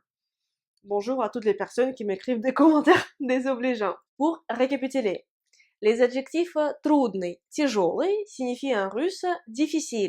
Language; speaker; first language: French; non-native, fluent; Russian